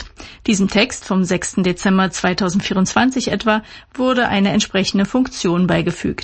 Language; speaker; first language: German; native; German